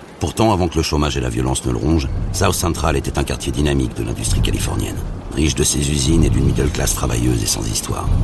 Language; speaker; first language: French; native; French